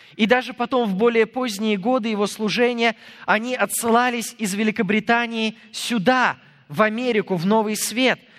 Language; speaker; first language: Russian; non-native, fluent; English